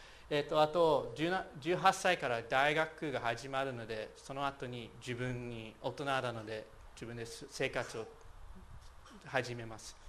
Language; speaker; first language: Japanese; non-native, fluent; English